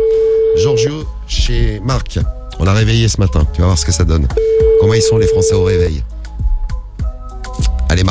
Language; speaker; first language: French; native; French